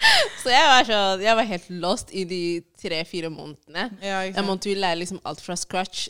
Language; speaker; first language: Norwegian; early bilingual, other home language; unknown